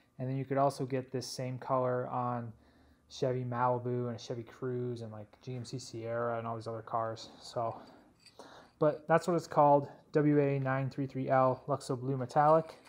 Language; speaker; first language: English; native; English